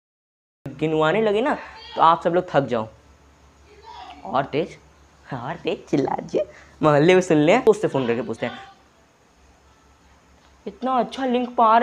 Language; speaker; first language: Hindi; native; Hindi